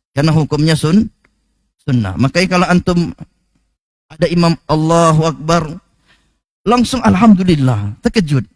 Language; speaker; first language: Malay; native; Malay